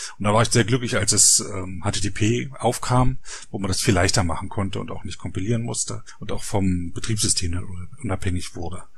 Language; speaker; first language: German; native; German